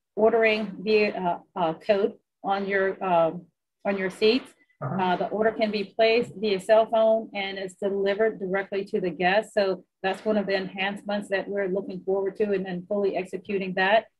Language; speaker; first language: English; native; English